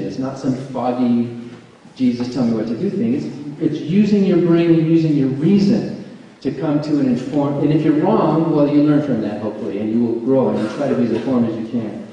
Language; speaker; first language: English; native; English